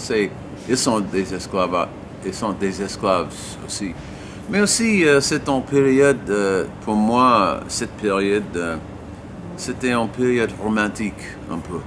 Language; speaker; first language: French; non-native, learner; English